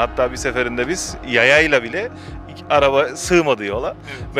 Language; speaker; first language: Turkish; early bilingual, heritage; Turkish